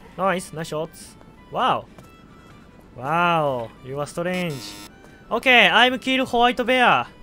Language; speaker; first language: Japanese; native; Japanese